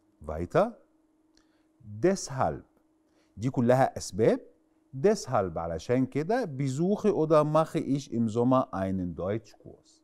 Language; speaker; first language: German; non-native, fluent; Arabic